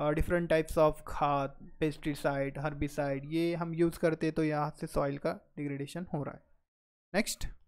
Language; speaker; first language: Hindi; non-native, local second language; Marathi